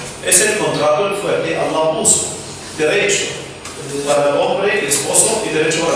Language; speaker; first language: Spanish; non-native, fluent; Arabic